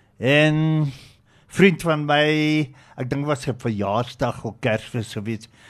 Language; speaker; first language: Afrikaans; non-native, local second language; English